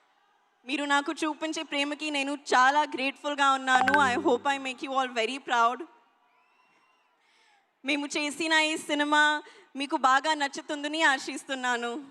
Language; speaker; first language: Telugu; non-native, local second language; Hindi